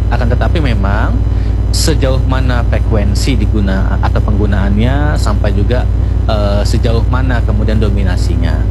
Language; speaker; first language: Indonesian; non-native, local second language; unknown